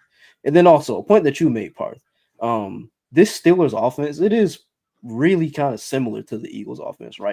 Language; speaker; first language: English; native; English